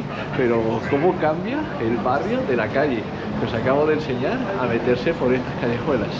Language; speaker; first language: Spanish; native; Spanish